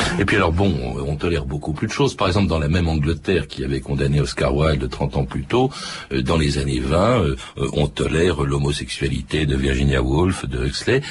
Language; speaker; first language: French; native; French